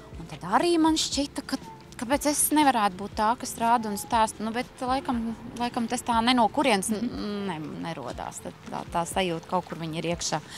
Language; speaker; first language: Latvian; native; Latvian